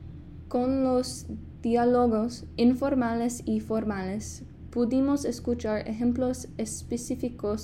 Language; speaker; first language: Spanish; non-native, fluent; English